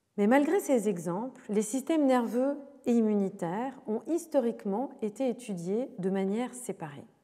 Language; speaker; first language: French; native; French